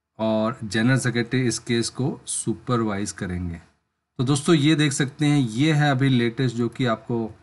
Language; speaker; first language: Hindi; native; Hindi